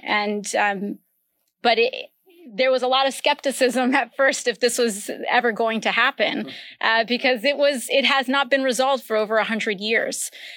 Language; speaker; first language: English; early bilingual, other home language; Spanish